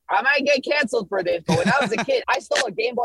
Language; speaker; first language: English; early bilingual, other home language; Filipino